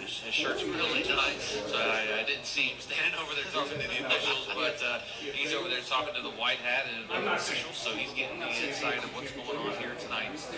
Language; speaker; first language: English; native; English